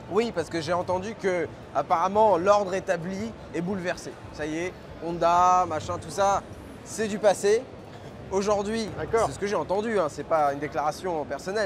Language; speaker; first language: French; native; French